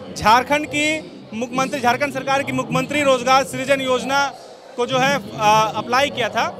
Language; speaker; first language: Hindi; native; Hindi